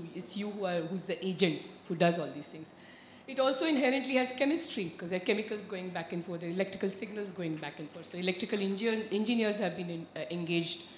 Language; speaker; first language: English; non-native, local second language; Marathi